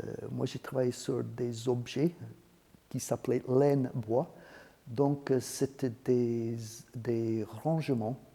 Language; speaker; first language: French; non-native, fluent; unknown